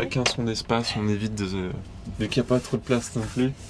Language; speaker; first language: French; native; French